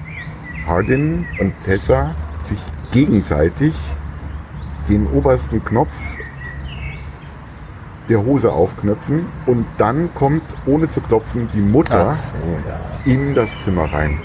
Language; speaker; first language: German; native; German